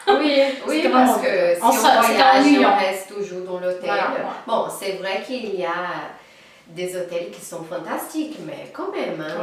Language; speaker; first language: French; non-native, fluent; Portuguese